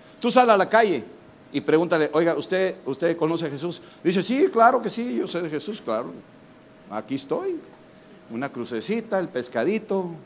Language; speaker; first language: Spanish; native; Spanish